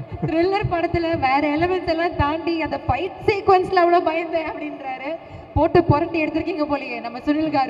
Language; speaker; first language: Tamil; native; Tamil